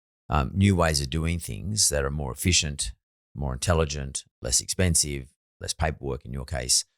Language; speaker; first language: English; native; English